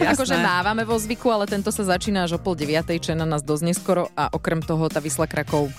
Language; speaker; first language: Slovak; native; Slovak